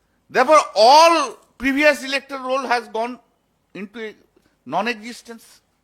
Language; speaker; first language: English; non-native, local second language; Bangla